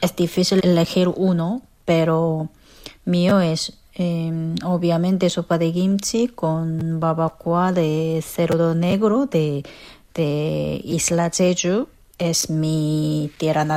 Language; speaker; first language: Spanish; non-native, learner; Korean